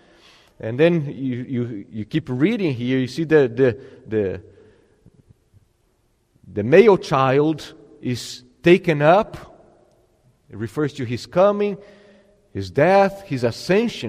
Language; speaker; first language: English; non-native, fluent; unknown